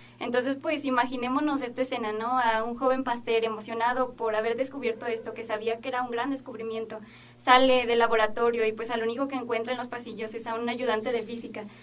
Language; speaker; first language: Spanish; native; Spanish